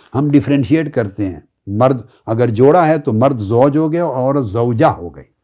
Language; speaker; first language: Urdu; non-native, local second language; Punjabi